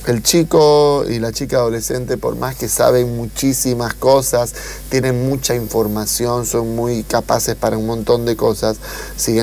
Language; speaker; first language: Spanish; native; Spanish